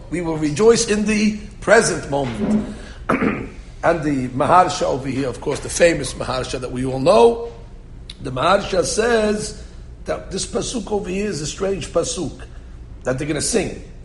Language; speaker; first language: English; native; English